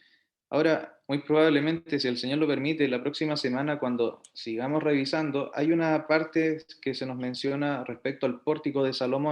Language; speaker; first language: Spanish; native; Spanish